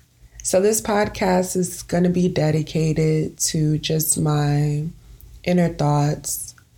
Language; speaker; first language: English; native; English